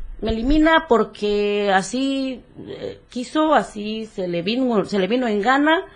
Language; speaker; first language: Spanish; native; Spanish